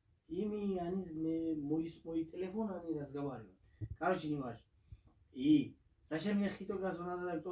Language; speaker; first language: Russian; non-native, fluent; Georgian